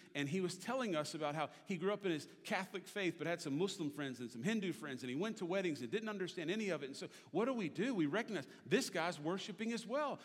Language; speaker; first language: English; native; English